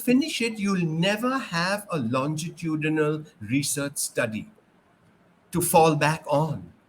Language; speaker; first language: English; non-native, local second language; Urdu